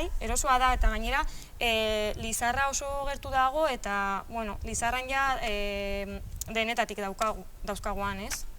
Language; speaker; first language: Basque; non-native, local second language; Spanish